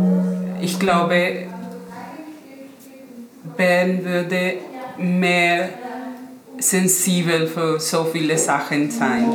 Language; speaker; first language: German; non-native, learner; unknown